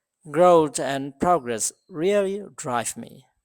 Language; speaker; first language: English; non-native, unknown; Burmese